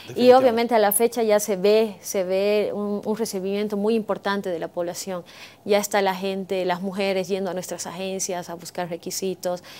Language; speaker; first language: Spanish; native; Spanish